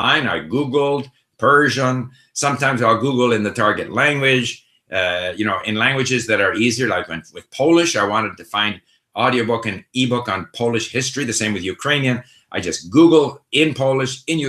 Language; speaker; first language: English; non-native, fluent; Swedish